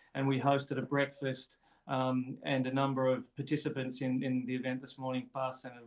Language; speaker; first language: English; native; English